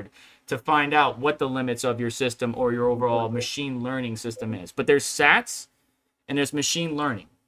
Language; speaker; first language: English; native; English